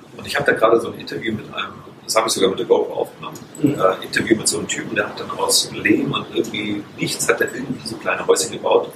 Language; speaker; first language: German; native; German